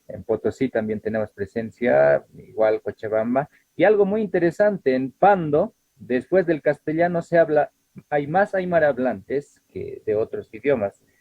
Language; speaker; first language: Spanish; non-native, local second language; Aymara